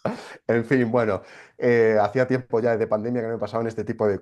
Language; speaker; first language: Spanish; native; Spanish